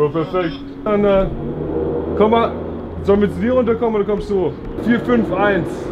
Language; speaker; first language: German; native; German